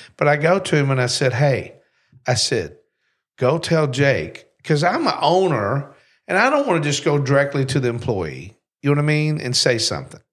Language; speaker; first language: English; native; English